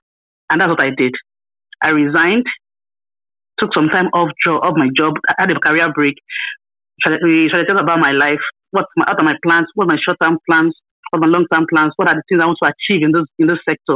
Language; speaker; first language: English; non-native, local second language; Yoruba